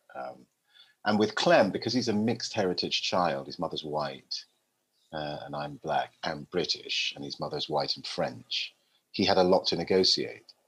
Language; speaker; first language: English; native; English